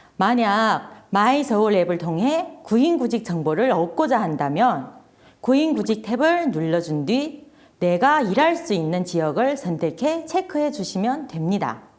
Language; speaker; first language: Korean; non-native, fluent; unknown